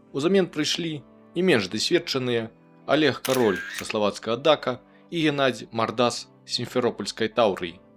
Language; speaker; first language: Belarusian; native; Belarusian